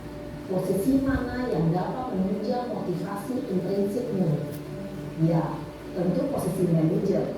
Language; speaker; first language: Indonesian; native; Indonesian